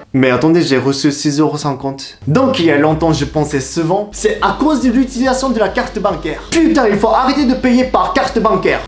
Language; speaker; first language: French; non-native, fluent; Japanese